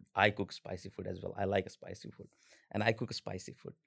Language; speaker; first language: English; non-native, local second language; Hindi